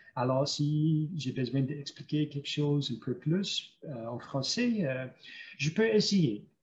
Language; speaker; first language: French; non-native, fluent; English